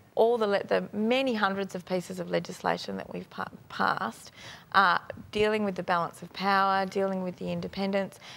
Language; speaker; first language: English; native; English